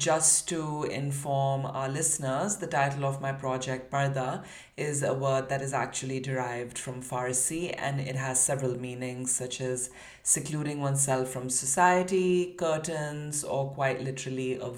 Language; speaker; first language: English; non-native, local second language; Urdu